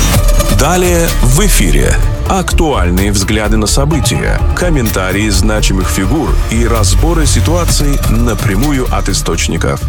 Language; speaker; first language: Russian; native; Russian